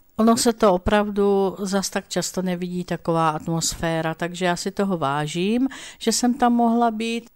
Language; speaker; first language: Czech; native; Czech